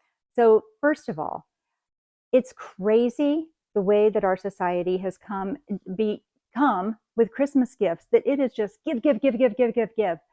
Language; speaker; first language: English; native; English